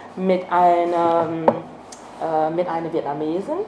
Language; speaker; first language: German; non-native, fluent; Vietnamese